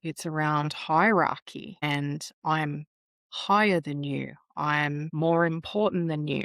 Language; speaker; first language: English; native; English